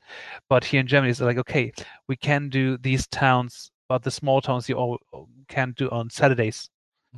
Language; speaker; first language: English; non-native, fluent; German